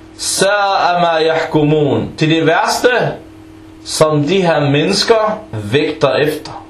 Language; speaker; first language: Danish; non-native, fluent; Arabic